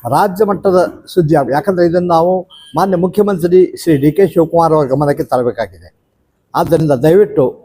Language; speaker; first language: Kannada; non-native, local second language; Lambadi